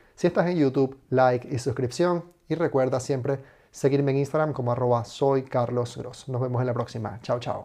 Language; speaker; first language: Spanish; native; Spanish